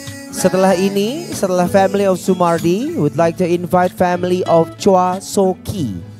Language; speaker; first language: English; non-native, fluent; Indonesian